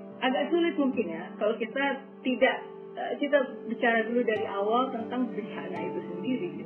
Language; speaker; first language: Indonesian; native; Indonesian